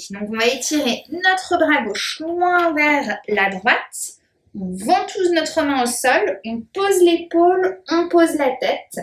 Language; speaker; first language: French; native; French